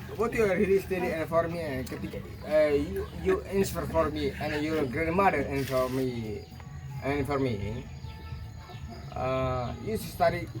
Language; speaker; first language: English; non-native, learner; Indonesian